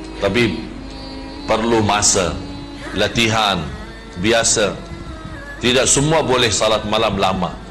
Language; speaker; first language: Malay; non-native, fluent; Arabic